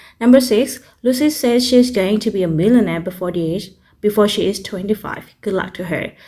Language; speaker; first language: English; non-native, fluent; Thai